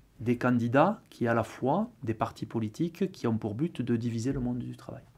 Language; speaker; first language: French; native; French